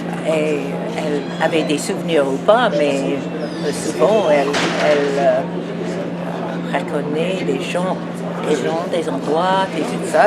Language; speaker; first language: French; non-native, fluent; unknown